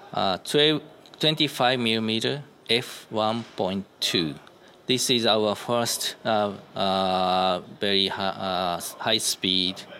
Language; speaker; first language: English; non-native, learner; Japanese